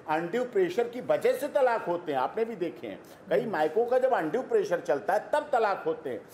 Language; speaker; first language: Hindi; native; Hindi